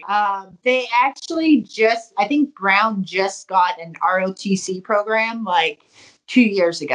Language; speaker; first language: English; native; English